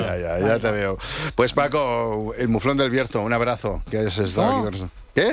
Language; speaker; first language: Spanish; native; Spanish